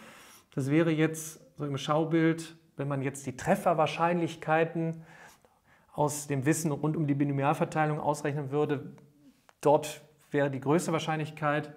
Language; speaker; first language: German; native; German